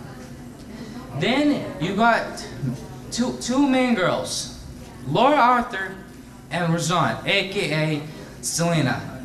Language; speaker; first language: English; native; English